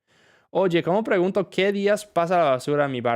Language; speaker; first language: Spanish; non-native, fluent; English